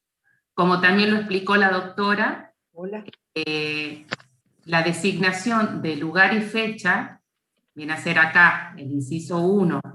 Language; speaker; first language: Spanish; native; Spanish